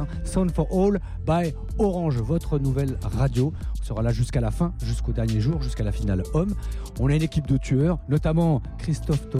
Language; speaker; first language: French; native; French